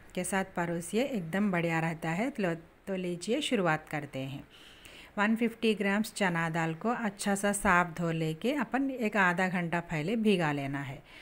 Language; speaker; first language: Hindi; native; Hindi